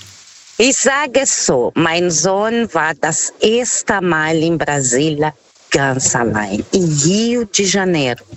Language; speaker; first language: German; non-native, fluent; Portuguese